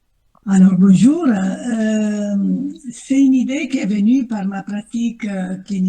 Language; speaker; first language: French; non-native, fluent; Italian